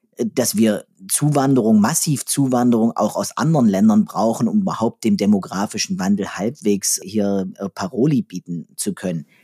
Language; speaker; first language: German; native; German